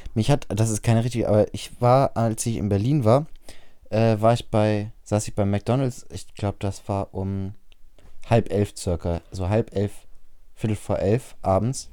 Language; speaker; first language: German; native; German